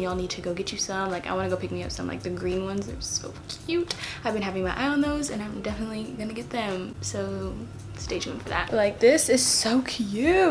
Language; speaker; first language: English; native; English